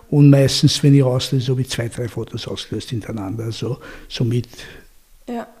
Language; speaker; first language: German; native; German